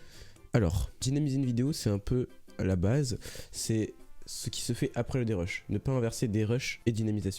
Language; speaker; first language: French; native; French